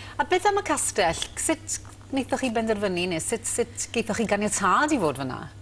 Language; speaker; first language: Welsh; native; Welsh